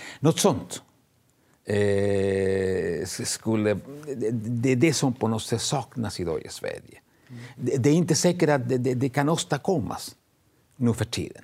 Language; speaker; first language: Swedish; non-native, fluent; Spanish